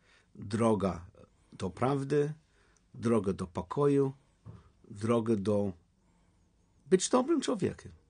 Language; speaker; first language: Polish; non-native, learner; English